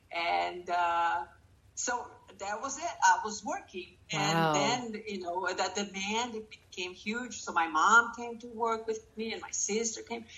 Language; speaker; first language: English; non-native, fluent; Portuguese